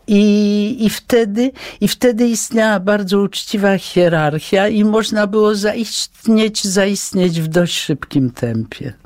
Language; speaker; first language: Polish; early bilingual, heritage; Polish